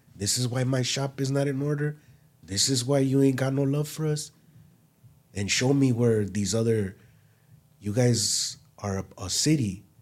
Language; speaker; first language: English; native; English